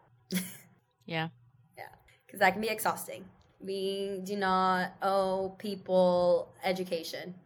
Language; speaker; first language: English; early bilingual, other home language; Spanish